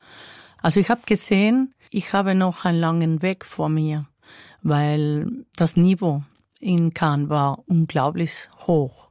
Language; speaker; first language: German; non-native, fluent; Spanish